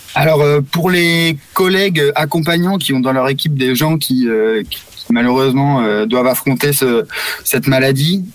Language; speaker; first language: French; native; French